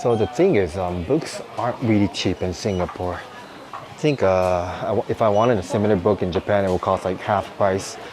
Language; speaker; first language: English; non-native, fluent; Japanese